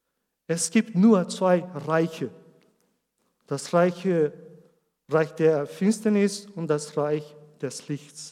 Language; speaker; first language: German; non-native, learner; Portuguese